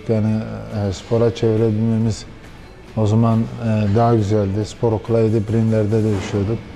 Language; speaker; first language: Turkish; early bilingual, heritage; Turkish